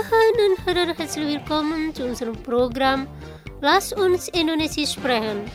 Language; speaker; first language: German; non-native, fluent; Indonesian